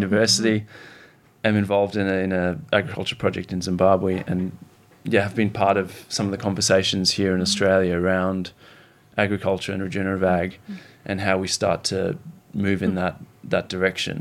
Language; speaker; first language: English; native; English